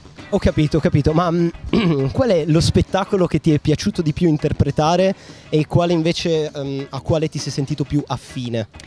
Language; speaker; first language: Italian; native; Italian